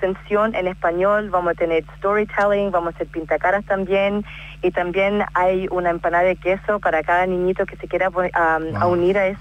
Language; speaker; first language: Spanish; non-native, fluent; English